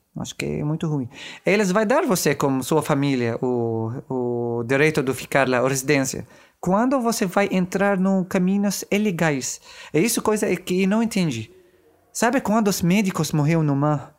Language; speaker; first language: Portuguese; non-native, learner; Arabic